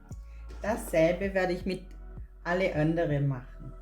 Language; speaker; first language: German; non-native, fluent; Portuguese